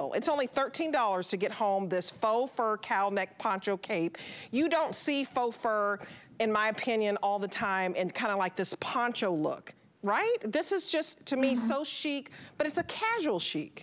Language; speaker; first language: English; native; English